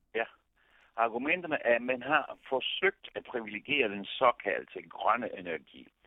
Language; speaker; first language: Danish; non-native, fluent; Italian